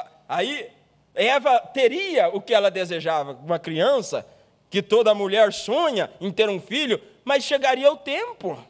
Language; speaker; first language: Portuguese; native; Portuguese